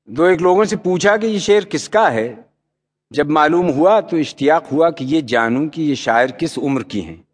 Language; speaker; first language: Urdu; native; Urdu